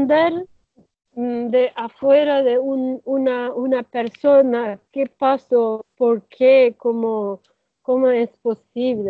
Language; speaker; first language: Spanish; non-native, learner; Turkish